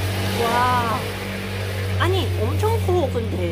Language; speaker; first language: Korean; non-native, learner; Cantonese